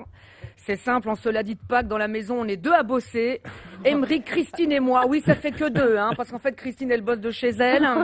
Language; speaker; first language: French; native; French